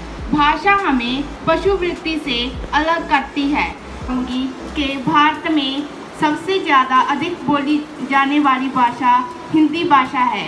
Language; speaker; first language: Hindi; non-native, local second language; Punjabi